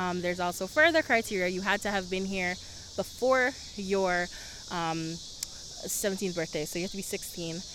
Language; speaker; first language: English; early bilingual, other home language; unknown